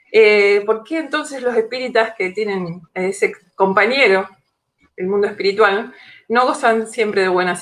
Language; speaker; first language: Spanish; native; Spanish